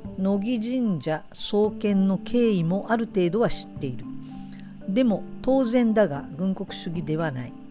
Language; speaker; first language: Japanese; native; Japanese